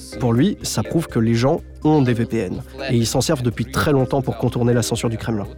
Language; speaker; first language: French; native; French